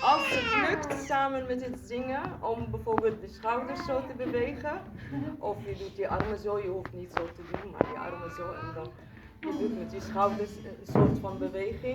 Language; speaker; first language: Dutch; non-native, fluent; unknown